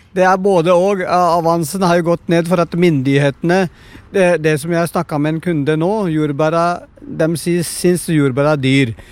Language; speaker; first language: Norwegian; non-native, fluent; Punjabi